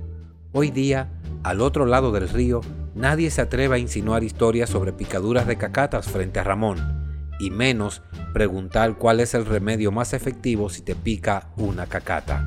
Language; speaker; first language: Spanish; native; Spanish